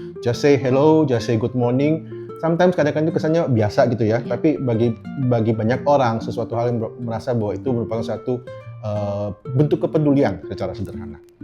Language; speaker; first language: Indonesian; native; Indonesian